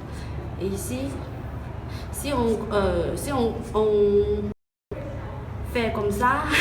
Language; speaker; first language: French; non-native, fluent; Chinese